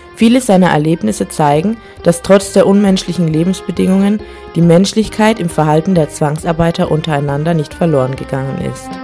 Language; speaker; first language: German; native; German